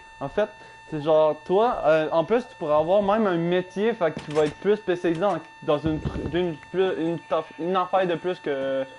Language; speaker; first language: French; native; French